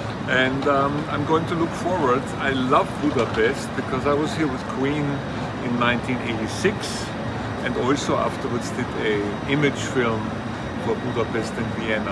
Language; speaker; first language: English; non-native, fluent; German